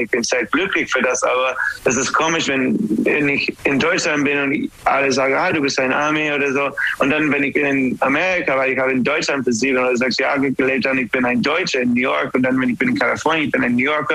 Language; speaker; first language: German; non-native, learner; English